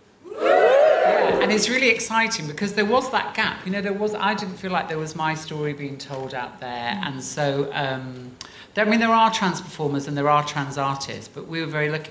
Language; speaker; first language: English; native; English